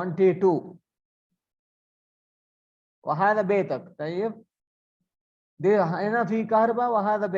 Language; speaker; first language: Arabic; non-native, learner; Urdu